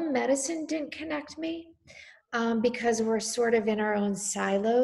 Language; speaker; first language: English; native; English